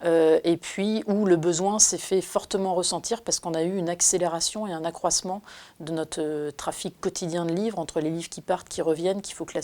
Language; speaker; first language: French; native; French